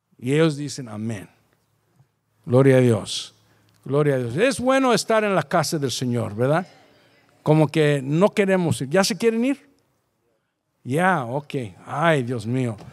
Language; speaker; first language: Spanish; early bilingual, heritage; Spanish